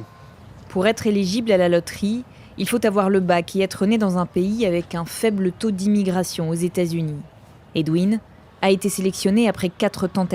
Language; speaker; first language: French; native; French